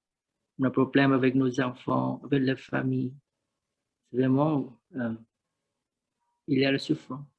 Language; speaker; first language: French; non-native, learner; Vietnamese